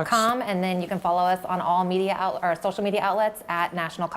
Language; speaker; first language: English; native; English